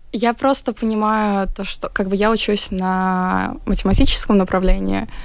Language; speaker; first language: Russian; native; Russian